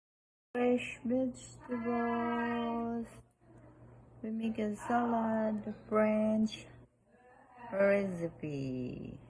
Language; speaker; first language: English; non-native, learner; Filipino